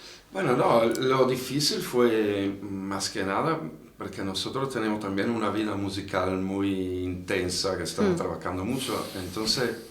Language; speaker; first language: Spanish; non-native, fluent; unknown